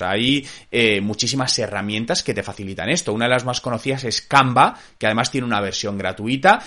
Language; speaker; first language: Spanish; native; Spanish